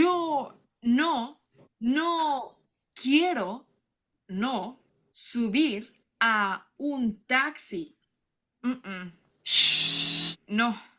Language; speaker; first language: Spanish; non-native, learner; English